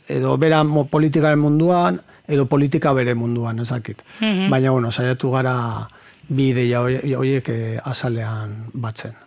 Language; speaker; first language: Basque; native; Basque